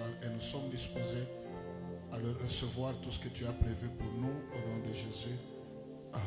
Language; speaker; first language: French; non-native, local second language; Swahili